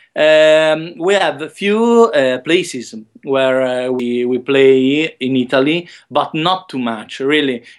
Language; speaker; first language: English; non-native, learner; Italian